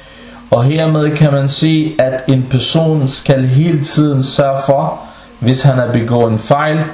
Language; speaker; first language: Danish; non-native, local second language; Arabic